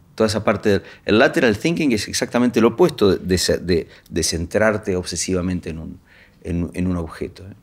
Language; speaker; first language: Spanish; native; Spanish